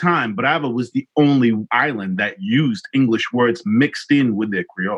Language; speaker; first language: English; non-native, fluent; Kabuverdianu